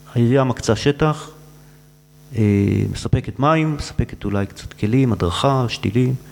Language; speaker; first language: Hebrew; native; Hebrew